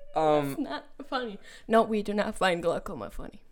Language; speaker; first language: English; early bilingual, other home language; Spanish